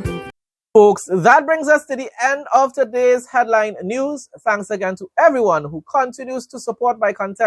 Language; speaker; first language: English; native; English